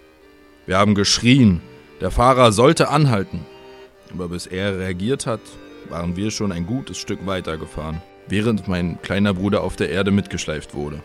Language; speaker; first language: German; native; German